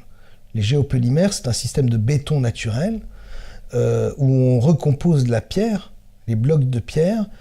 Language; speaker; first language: French; native; French